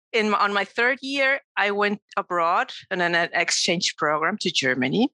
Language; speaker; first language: English; non-native, fluent; Spanish